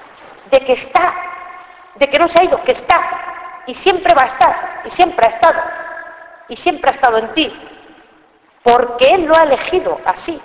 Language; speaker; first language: Spanish; native; Spanish